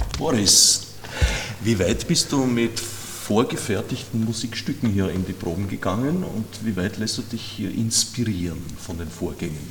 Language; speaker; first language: German; native; German